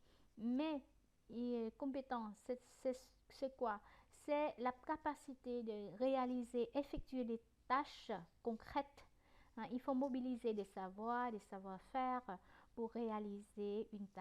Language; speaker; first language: French; non-native, fluent; Vietnamese